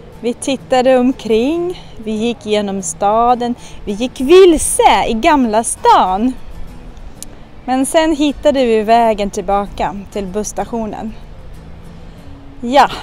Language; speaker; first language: Swedish; non-native, fluent; Russian